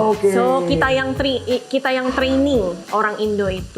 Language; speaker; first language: Indonesian; non-native, learner; Filipino